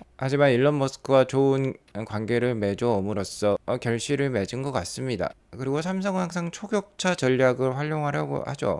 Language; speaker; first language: Korean; native; Korean